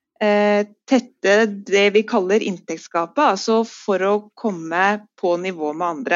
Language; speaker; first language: Norwegian; native; Norwegian